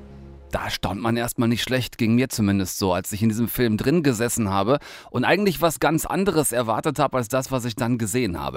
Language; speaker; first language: German; native; German